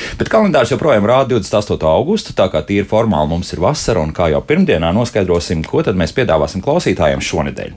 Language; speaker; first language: Latvian; native; Latvian